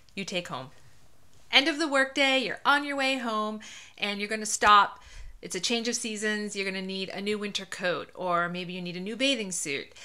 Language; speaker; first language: English; native; English